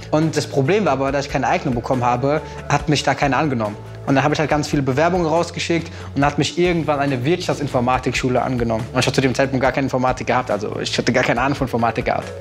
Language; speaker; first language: German; native; German